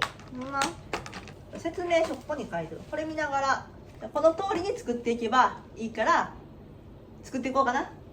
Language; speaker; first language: Japanese; native; Japanese